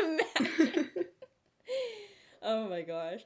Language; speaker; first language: English; early bilingual, other home language; Telugu